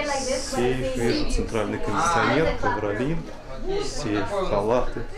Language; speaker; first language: Russian; native; Russian